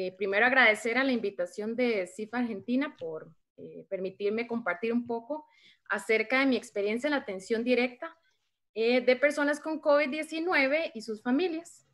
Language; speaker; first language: Spanish; native; Spanish